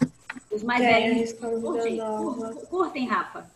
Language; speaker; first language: Portuguese; native; Portuguese